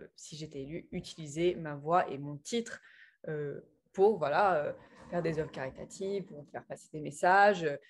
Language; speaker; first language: French; early bilingual, other home language; English